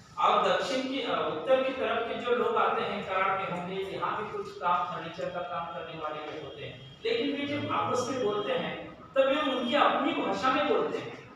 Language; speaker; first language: Hindi; non-native, local second language; Marathi